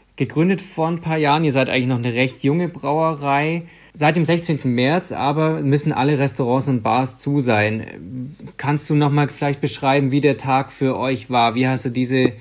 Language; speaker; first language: German; native; German